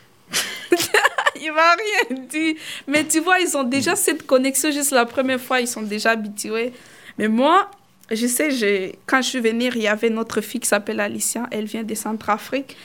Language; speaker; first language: French; non-native, fluent; Swahili